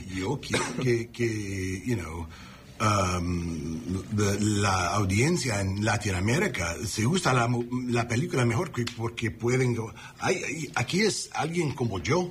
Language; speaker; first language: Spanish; non-native, learner; English